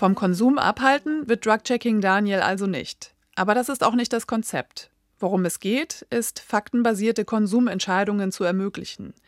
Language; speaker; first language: German; native; German